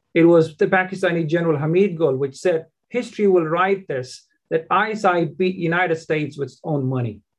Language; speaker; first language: English; non-native, fluent; Persian